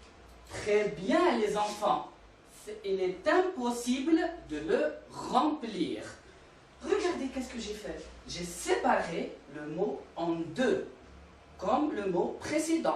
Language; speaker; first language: French; non-native, local second language; Arabic